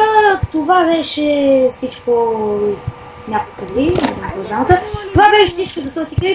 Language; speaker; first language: Bulgarian; native; Bulgarian